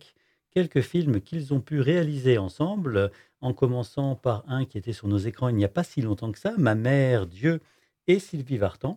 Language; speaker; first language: French; native; French